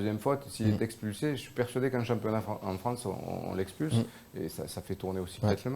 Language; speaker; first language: French; native; French